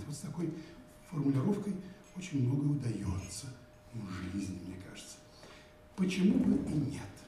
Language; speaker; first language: Russian; native; Russian